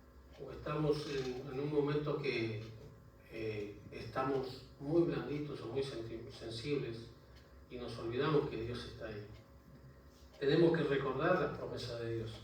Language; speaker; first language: Spanish; native; Spanish